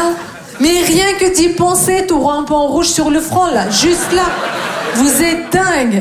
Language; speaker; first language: French; non-native, fluent; Russian